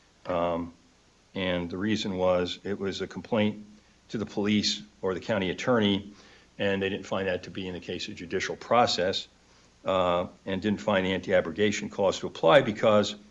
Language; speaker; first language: English; native; English